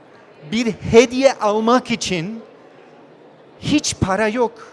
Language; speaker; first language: Turkish; non-native, learner; English